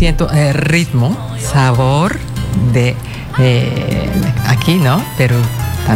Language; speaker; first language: Spanish; non-native, learner; Japanese